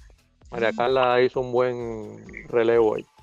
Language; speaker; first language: Spanish; native; Spanish